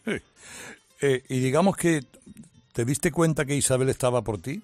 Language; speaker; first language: Spanish; native; Spanish